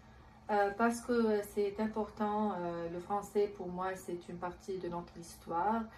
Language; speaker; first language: French; non-native, local second language; Arabic